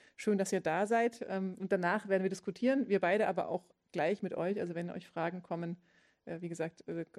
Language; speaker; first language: German; native; German